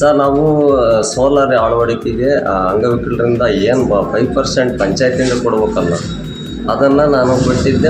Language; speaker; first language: Kannada; native; Kannada